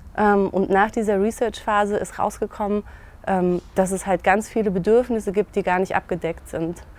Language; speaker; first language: German; native; German